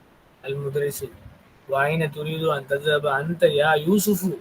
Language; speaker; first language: Arabic; non-native, fluent; Tamil